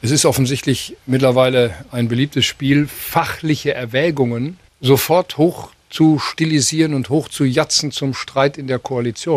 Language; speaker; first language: German; native; German